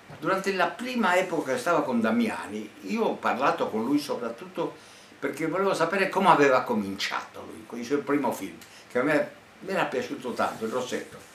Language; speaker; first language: Italian; non-native, fluent; Spanish